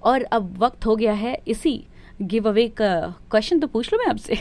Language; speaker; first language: Hindi; native; Hindi